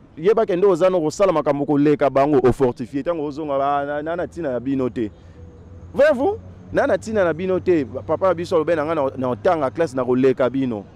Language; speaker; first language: Lingala; native; Lingala